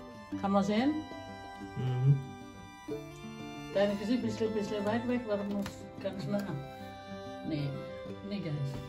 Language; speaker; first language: German; non-native, learner; Indonesian